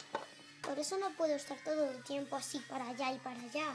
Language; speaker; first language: Spanish; native; Spanish